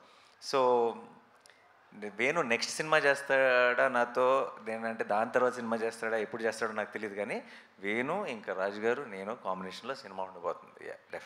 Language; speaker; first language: Telugu; native; Telugu